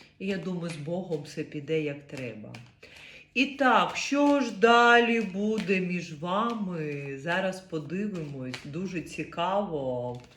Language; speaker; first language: Ukrainian; non-native, local second language; Russian